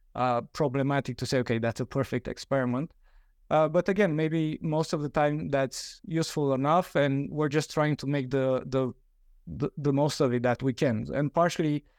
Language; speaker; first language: English; non-native, fluent; Romanian